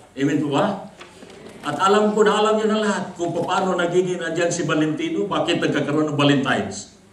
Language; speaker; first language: Filipino; non-native, local second language; Cebuano